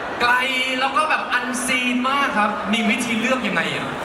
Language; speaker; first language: Thai; native; Thai